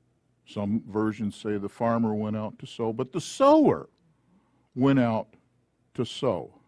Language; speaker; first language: English; native; English